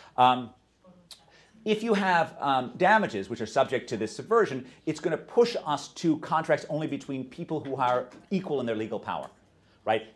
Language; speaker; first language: English; native; English